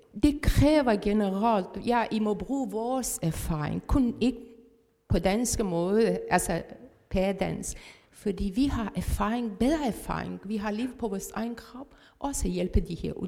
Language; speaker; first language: Danish; non-native, fluent; Persian